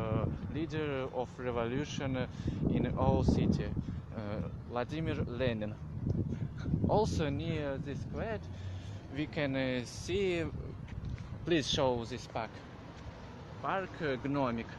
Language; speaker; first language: English; non-native, learner; Russian